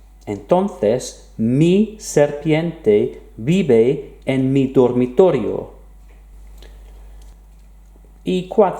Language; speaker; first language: Spanish; non-native, fluent; English